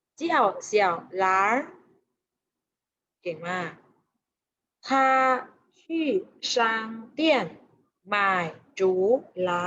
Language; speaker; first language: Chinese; non-native, fluent; Thai